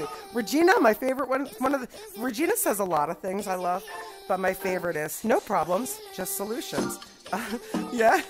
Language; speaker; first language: English; native; English